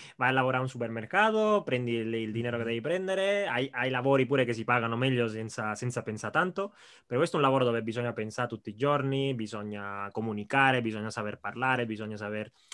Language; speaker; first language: Italian; native; Italian